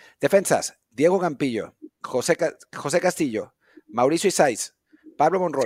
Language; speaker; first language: Spanish; native; Spanish